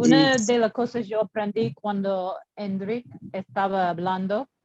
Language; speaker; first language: Spanish; non-native, learner; English